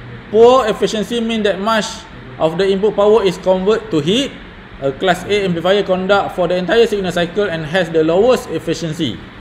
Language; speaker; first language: English; non-native, local second language; Malay